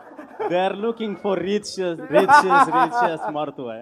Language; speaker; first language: English; non-native, learner; Arabic